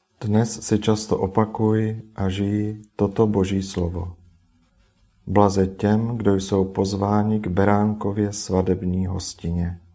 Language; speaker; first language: Czech; native; Czech